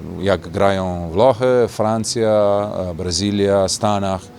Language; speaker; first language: Polish; non-native, fluent; Serbian